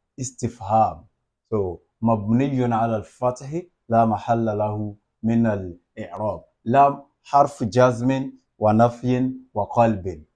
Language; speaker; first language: Arabic; non-native, fluent; Yoruba